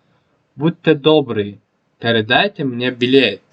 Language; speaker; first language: Russian; non-native, local second language; Tajik